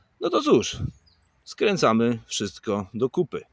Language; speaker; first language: Polish; native; Polish